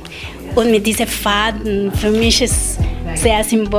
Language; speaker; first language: German; non-native, learner; Spanish